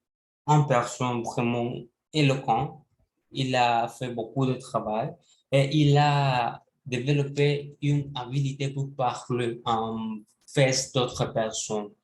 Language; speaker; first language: French; non-native, learner; Spanish